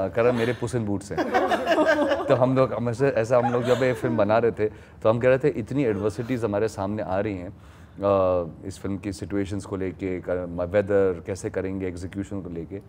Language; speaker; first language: Hindi; native; Hindi